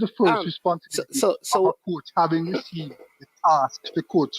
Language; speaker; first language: English; non-native, local second language; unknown